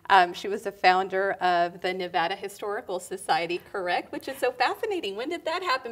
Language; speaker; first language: English; native; English